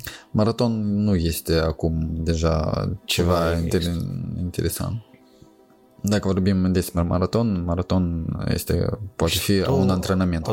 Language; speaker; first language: Romanian; non-native, local second language; Russian